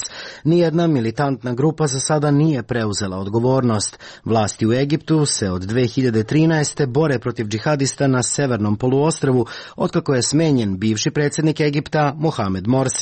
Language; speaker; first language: Serbian; native; Serbian